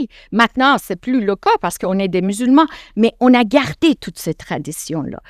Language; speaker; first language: French; non-native, fluent; Persian